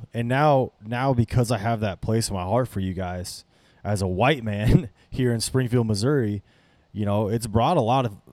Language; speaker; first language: English; native; English